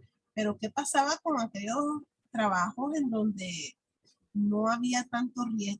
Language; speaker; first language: Spanish; native; Spanish